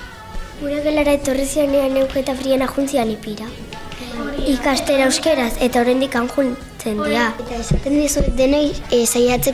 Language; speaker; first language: Basque; non-native, local second language; Spanish